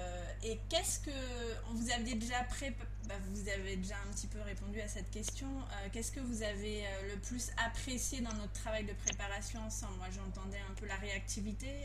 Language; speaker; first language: French; native; French